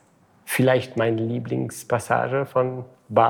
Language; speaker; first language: German; non-native, fluent; French